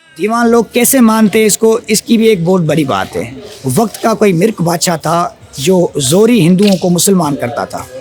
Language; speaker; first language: Urdu; non-native, local second language; Sindhi